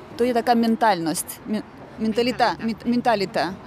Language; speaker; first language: Slovak; non-native, learner; Russian